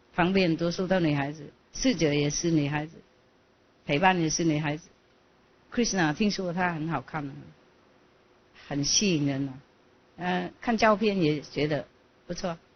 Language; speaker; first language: Chinese; non-native, fluent; Vietnamese